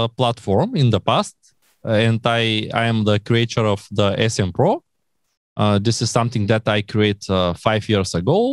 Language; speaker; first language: English; non-native, learner; Bulgarian